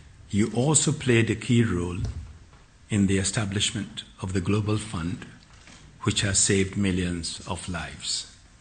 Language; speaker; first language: English; non-native, local second language; Akan